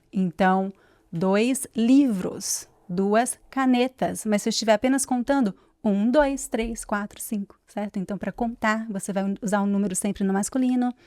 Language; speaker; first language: Portuguese; native; Portuguese